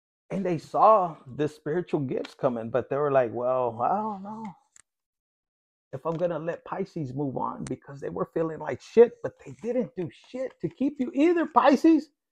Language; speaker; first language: English; early bilingual, other home language; Spanish